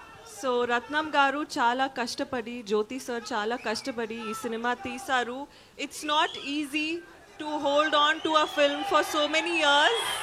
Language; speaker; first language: Telugu; non-native, learner; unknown